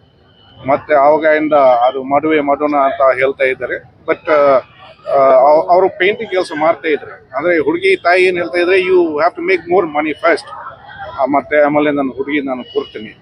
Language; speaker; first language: Kannada; non-native, local second language; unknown